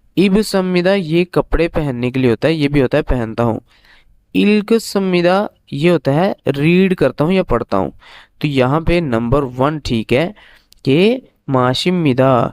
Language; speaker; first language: Urdu; native; Urdu